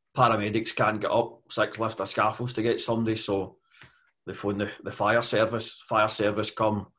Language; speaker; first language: English; native; English